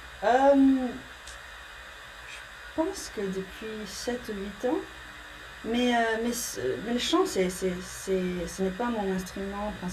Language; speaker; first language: French; early bilingual, heritage; English